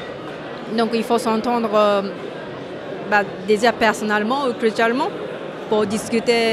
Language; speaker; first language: French; non-native, fluent; Japanese